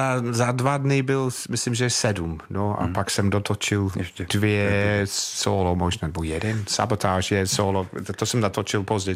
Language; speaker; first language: Czech; non-native, learner; English